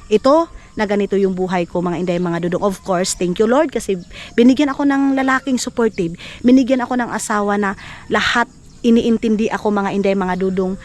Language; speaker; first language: Filipino; non-native, local second language; Cebuano